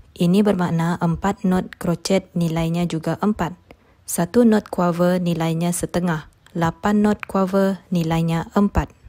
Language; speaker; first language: Malay; non-native, local second language; Iban